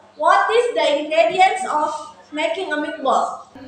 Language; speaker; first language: English; non-native, learner; Indonesian